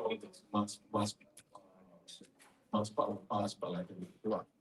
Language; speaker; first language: Spanish; non-native, learner; English